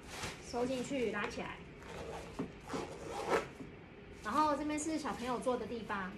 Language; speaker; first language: Chinese; native; Chinese